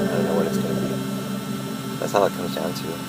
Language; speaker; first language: English; native; English